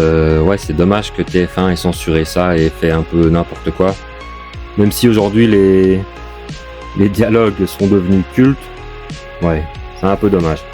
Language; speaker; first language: French; native; French